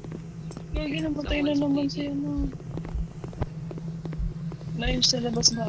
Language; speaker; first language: Filipino; native; Filipino